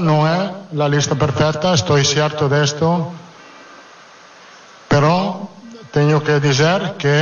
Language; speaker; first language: Portuguese; non-native, fluent; Italian